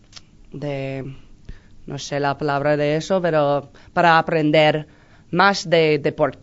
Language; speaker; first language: Spanish; non-native, learner; English